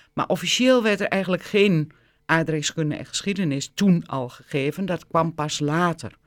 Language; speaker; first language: Dutch; native; Dutch